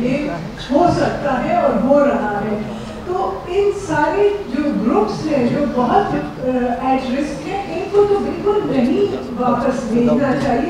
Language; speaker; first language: Urdu; native; Urdu